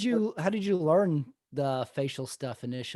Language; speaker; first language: English; native; English